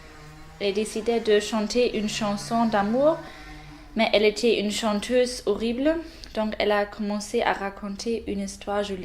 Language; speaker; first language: French; non-native, learner; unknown